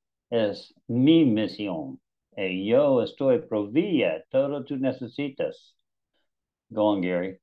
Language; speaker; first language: Spanish; non-native, learner; English